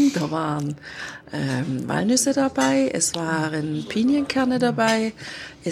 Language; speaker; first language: German; native; German